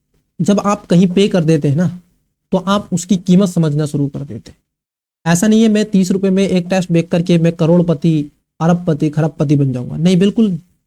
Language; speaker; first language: Hindi; native; Hindi